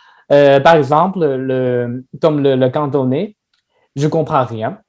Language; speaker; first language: French; non-native, learner; Chinese